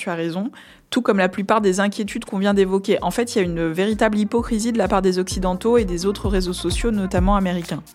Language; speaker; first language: French; native; French